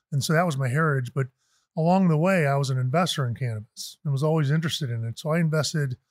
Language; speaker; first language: English; native; English